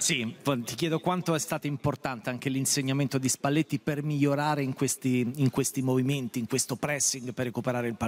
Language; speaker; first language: Italian; native; Italian